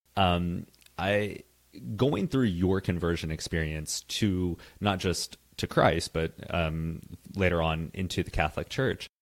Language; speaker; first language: English; native; English